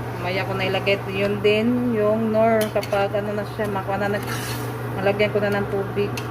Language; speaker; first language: Filipino; non-native, local second language; Cebuano